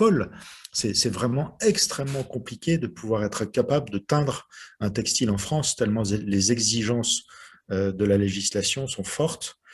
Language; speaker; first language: French; native; French